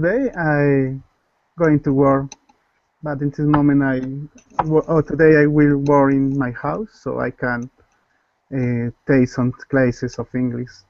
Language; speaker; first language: English; non-native, learner; Spanish